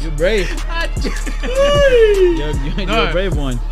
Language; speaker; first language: Spanish; native; Spanish